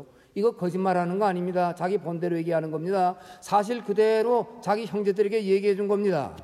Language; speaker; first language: Korean; native; Korean